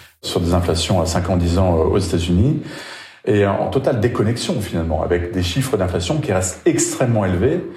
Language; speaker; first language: French; native; French